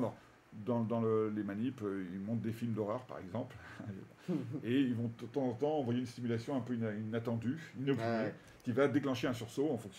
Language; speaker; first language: French; native; French